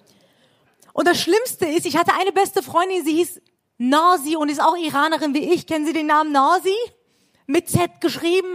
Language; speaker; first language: German; early bilingual, other home language; Persian